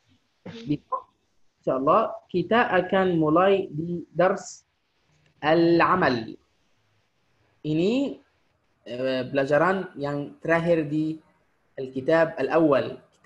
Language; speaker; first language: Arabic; non-native, fluent; Indonesian